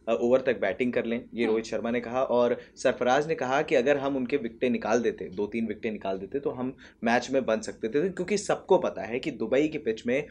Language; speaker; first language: Hindi; native; Hindi